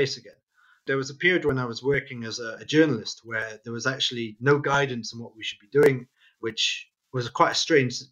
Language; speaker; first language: English; native; English